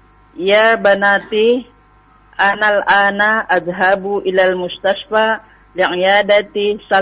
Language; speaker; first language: Arabic; non-native, learner; Indonesian